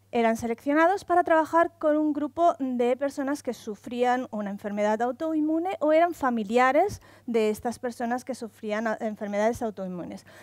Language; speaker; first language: Spanish; native; Spanish